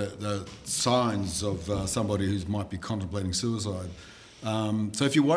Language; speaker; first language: English; non-native, local second language; Limburgish